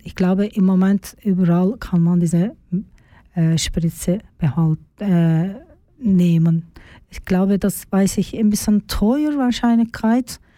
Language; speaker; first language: German; non-native, learner; Turkish